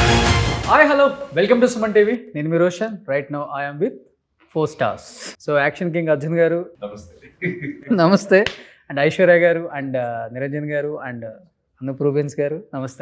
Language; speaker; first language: Telugu; native; Telugu